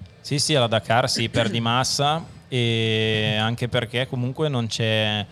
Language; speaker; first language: Italian; native; Italian